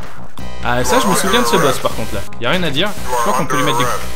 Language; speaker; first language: French; native; French